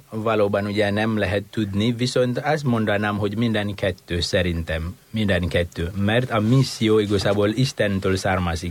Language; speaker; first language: Hungarian; non-native, fluent; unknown